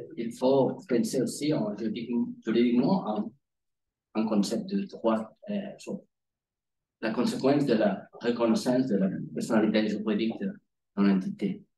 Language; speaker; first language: French; non-native, learner; Spanish